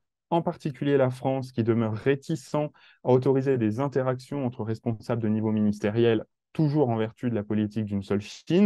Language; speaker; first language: French; native; French